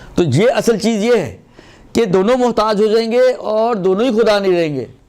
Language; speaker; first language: Urdu; non-native, local second language; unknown